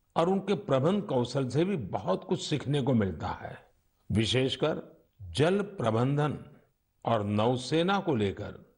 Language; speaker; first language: Hindi; non-native, local second language; Gujarati